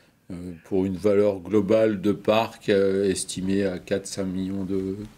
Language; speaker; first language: French; native; French